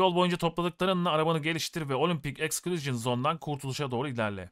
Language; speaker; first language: Turkish; native; Turkish